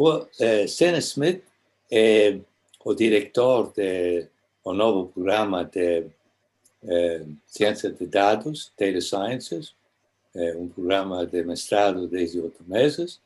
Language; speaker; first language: Portuguese; non-native, learner; English